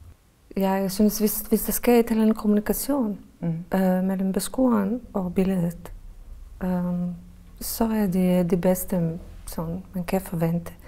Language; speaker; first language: Danish; non-native, fluent; Bosnian